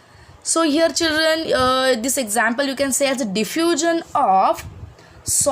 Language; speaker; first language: English; non-native, local second language; Hindi